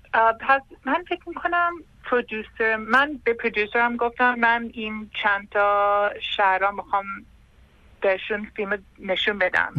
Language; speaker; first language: Persian; early bilingual, heritage; Persian